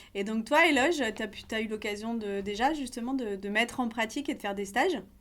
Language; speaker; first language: French; native; French